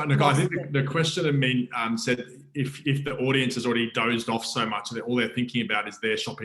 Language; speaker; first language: English; native; English